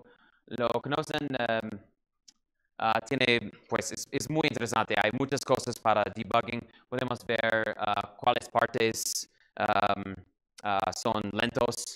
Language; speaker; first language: Spanish; non-native, learner; English